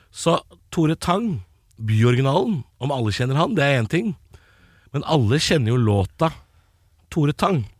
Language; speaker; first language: Norwegian; native; Norwegian